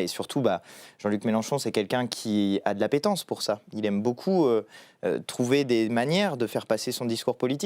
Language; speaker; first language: French; native; French